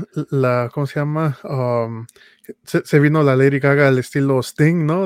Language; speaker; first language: Spanish; early bilingual, other home language; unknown